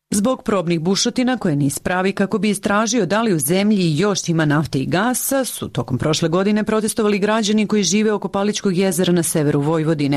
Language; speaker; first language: Serbian; native; Serbian